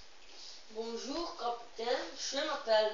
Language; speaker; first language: French; non-native, learner; Dutch